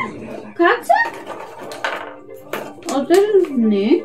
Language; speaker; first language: German; non-native, learner; Polish